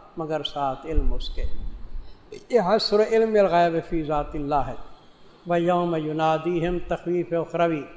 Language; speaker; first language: Urdu; non-native, local second language; Punjabi